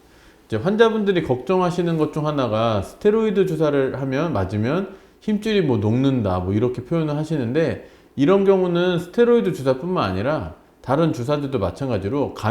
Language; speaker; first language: Korean; native; Korean